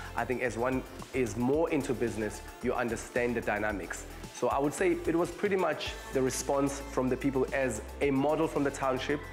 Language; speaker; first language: English; non-native, local second language; Zulu